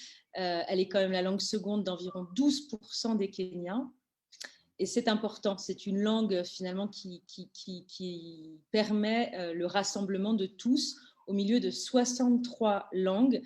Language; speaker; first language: French; native; French